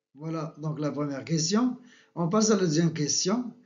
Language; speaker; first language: French; non-native, local second language; Arabic